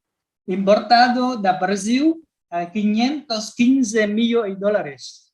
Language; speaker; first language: Portuguese; non-native, learner; Vietnamese